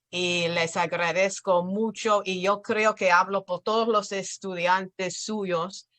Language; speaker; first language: Spanish; non-native, fluent; English